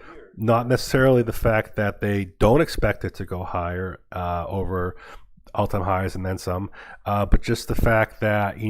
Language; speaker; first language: English; native; English